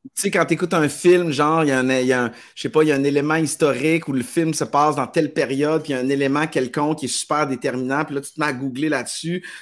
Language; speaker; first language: French; native; French